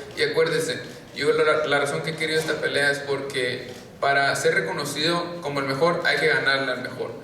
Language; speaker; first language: Spanish; early bilingual, heritage; Spanish